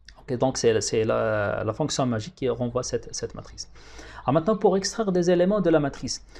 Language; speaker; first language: French; non-native, local second language; Arabic